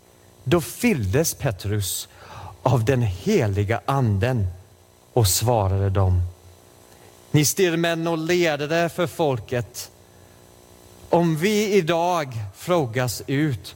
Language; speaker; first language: Swedish; non-native, fluent; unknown